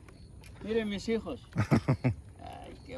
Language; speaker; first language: Spanish; native; Spanish